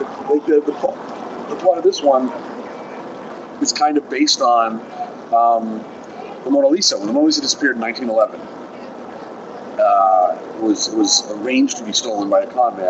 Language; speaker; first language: English; native; English